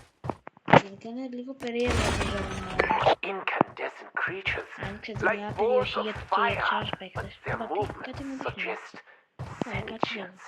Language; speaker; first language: Greek; native; Greek